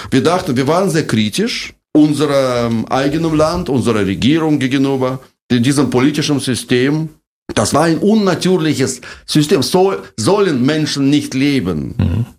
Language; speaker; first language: German; non-native, fluent; Russian